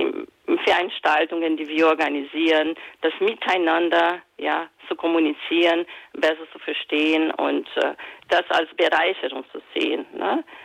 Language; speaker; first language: German; non-native, fluent; Portuguese